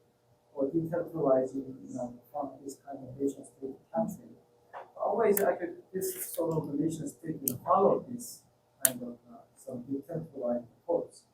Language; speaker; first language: English; non-native, learner; Korean